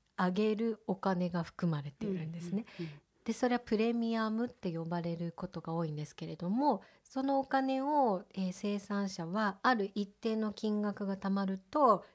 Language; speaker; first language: Japanese; native; Japanese